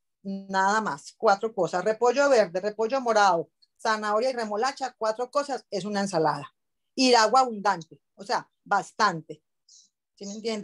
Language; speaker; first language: Spanish; native; Spanish